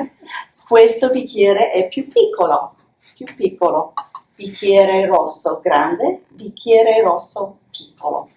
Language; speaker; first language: Italian; non-native, fluent; English